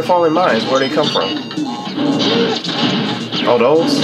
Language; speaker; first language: English; native; English